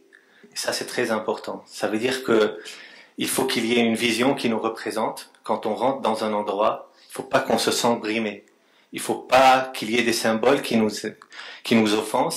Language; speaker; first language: French; non-native, local second language; Arabic